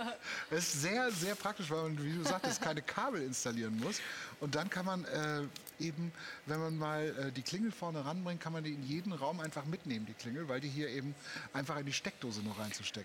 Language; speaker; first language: German; native; German